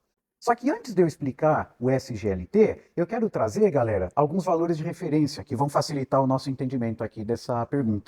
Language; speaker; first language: Portuguese; native; Portuguese